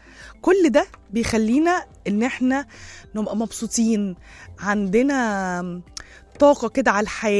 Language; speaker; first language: Arabic; native; Arabic